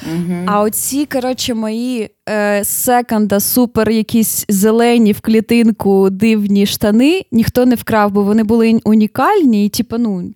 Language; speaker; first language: Ukrainian; native; Ukrainian